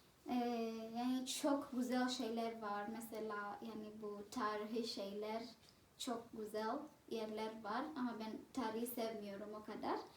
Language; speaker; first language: Turkish; non-native, fluent; Swahili